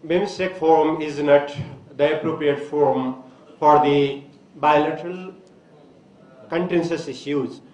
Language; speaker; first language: English; non-native, local second language; Nepali